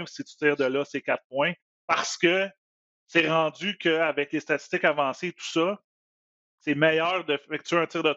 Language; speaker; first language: French; native; French